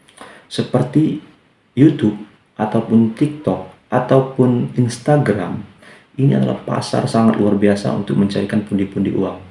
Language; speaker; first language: Indonesian; native; Indonesian